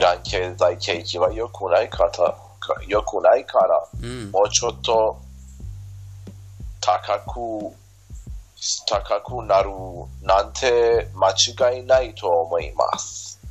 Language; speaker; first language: Japanese; non-native, fluent; Persian